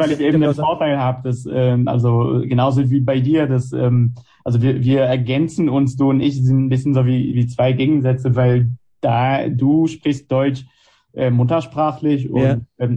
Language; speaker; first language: German; non-native, fluent; Hebrew